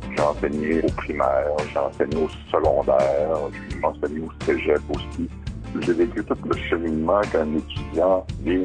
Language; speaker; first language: French; native; French